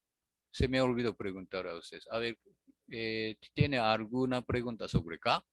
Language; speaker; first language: Spanish; non-native, learner; Japanese